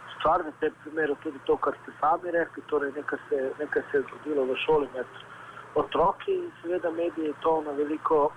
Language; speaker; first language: Slovenian; non-native, local second language; Romany